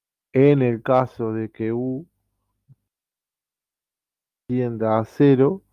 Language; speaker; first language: Spanish; native; Spanish